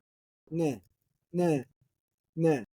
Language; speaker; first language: Greek; non-native, learner; English